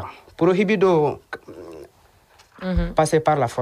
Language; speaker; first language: Spanish; non-native, learner; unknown